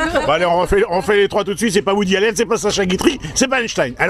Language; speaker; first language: French; native; French